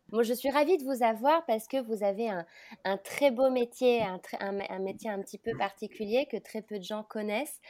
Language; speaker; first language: French; native; French